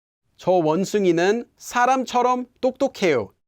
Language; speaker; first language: Korean; non-native, fluent; English